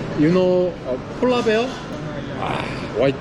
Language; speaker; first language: English; non-native, fluent; Finnish